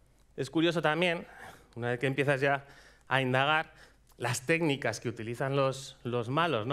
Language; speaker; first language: Spanish; native; Spanish